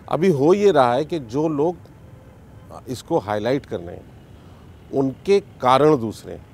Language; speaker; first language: Hindi; native; Hindi